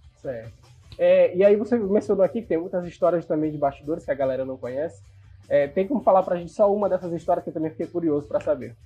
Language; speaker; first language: Portuguese; native; Portuguese